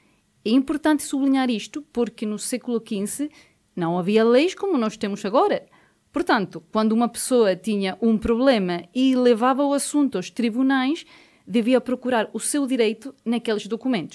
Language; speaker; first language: Portuguese; native; Portuguese